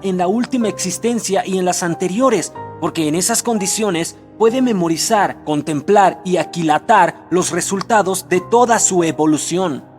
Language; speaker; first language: Spanish; native; Spanish